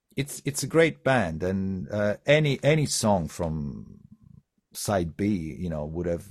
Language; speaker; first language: English; non-native, fluent; Italian